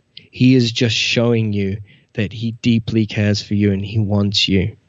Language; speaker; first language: English; native; English